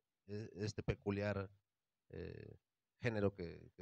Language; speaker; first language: Spanish; native; Spanish